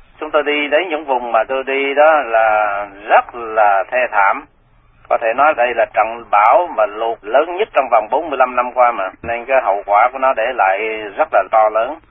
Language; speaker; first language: Vietnamese; native; Vietnamese